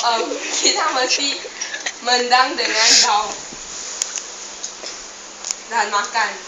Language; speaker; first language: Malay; non-native, local second language; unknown